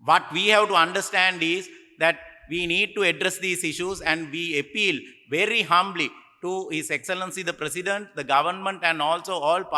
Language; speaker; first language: English; non-native, local second language; Sinhala